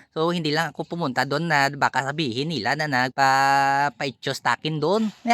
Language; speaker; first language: Filipino; non-native, local second language; Hiligaynon